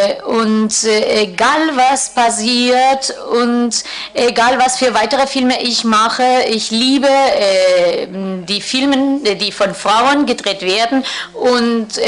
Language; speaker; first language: German; non-native, fluent; Spanish